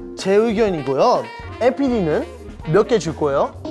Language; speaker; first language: Korean; non-native, learner; English